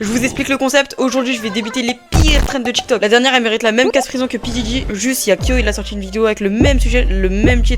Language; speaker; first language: French; native; French